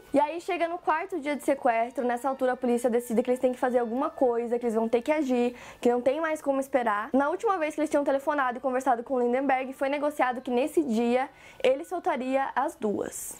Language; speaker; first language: Portuguese; native; Portuguese